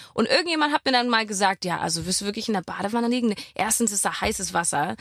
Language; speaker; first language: German; non-native, fluent; English